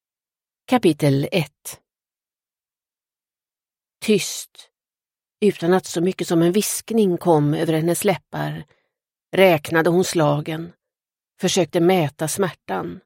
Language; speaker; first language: Swedish; native; Swedish